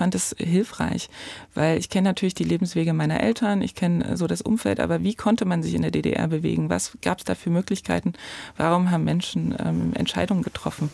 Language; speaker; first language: German; native; German